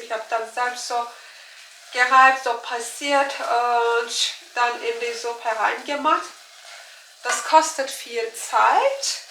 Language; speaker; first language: German; non-native, learner; Turkish